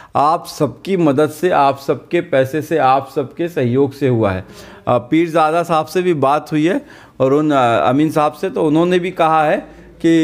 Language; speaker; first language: Hindi; native; Hindi